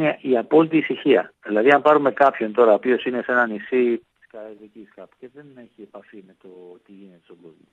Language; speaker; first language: Greek; native; Greek